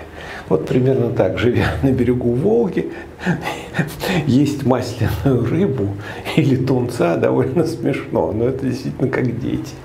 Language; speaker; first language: Russian; native; Russian